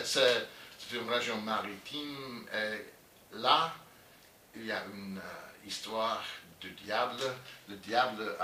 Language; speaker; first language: French; non-native, learner; English